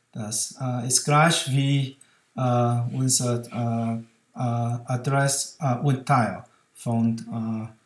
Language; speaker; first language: German; non-native, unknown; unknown